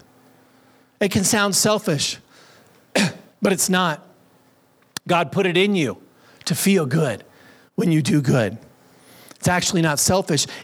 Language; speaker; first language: English; native; English